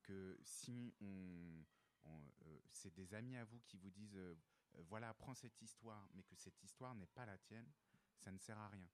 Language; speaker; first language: French; native; French